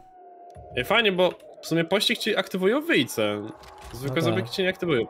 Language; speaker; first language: Polish; native; Polish